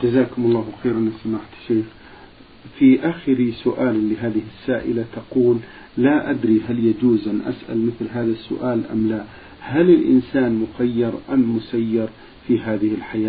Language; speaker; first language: Arabic; native; Arabic